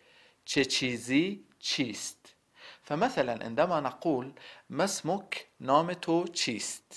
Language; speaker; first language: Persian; non-native, fluent; Arabic